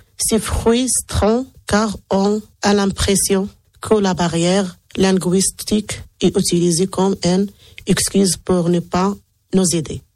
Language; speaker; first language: French; non-native, local second language; Arabic